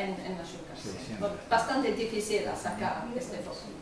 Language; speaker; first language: Spanish; non-native, learner; English